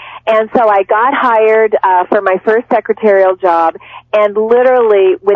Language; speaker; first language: English; native; English